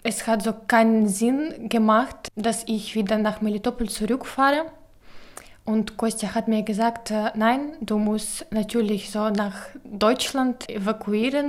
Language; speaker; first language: German; non-native, learner; Ukrainian